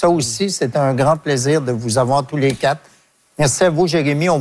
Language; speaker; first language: French; native; French